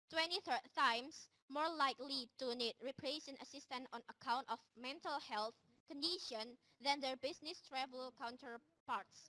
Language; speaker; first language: English; non-native, learner; Indonesian